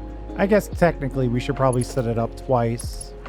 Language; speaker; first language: English; native; English